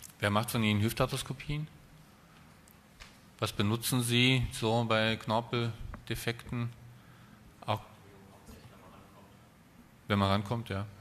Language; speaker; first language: German; native; German